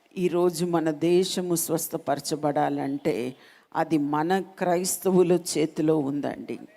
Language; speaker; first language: Telugu; non-native, local second language; Malayalam